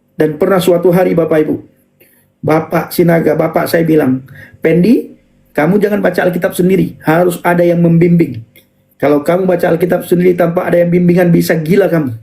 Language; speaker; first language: Indonesian; non-native, local second language; Achinese